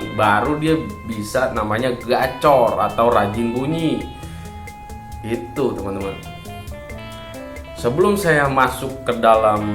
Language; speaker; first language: Indonesian; native; Indonesian